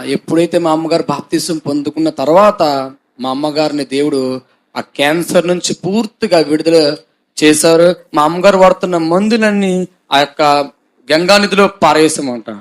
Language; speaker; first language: Telugu; non-native, fluent; Hindi